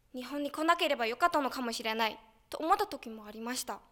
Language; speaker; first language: Japanese; non-native, fluent; Chinese